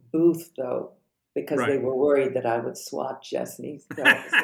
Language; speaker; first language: English; native; English